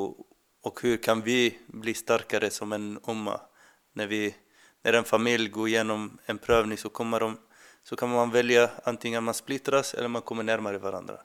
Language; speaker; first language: Swedish; non-native, fluent; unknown